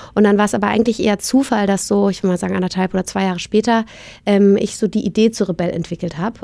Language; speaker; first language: German; native; German